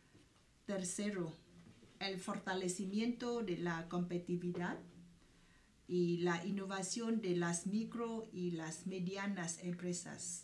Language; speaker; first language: Spanish; non-native, fluent; Vietnamese